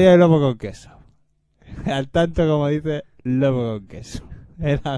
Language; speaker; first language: Spanish; native; Spanish